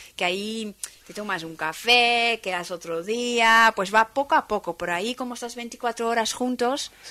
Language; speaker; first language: Spanish; non-native, fluent; Dutch